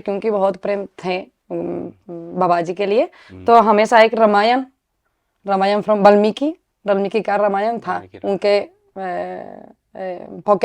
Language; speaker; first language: Hindi; non-native, learner; Spanish